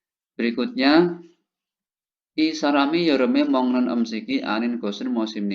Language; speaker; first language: Korean; non-native, fluent; Indonesian